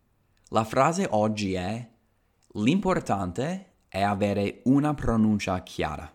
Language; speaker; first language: Italian; non-native, fluent; English